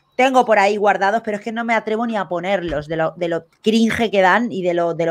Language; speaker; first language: Spanish; native; Spanish